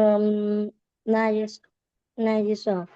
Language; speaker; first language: English; non-native, learner; Vietnamese